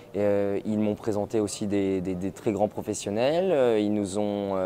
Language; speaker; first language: French; native; French